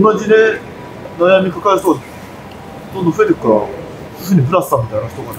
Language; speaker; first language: Japanese; native; Japanese